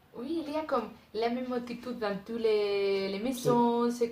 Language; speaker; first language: French; non-native, learner; Spanish